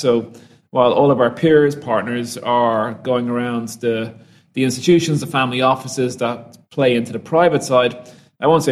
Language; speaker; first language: English; native; English